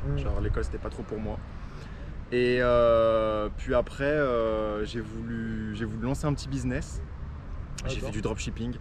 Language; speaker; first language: French; native; French